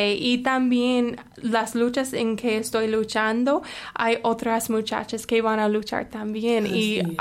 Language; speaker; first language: Spanish; non-native, fluent; English